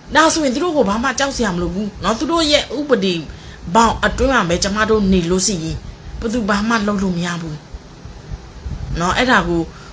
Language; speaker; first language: Burmese; non-native, local second language; S'gaw Karen